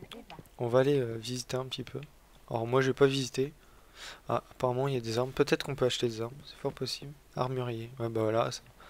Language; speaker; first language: French; native; French